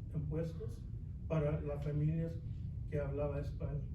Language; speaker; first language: Spanish; early bilingual, other home language; English